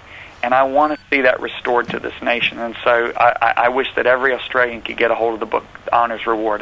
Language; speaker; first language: English; native; English